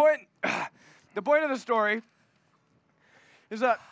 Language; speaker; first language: English; native; English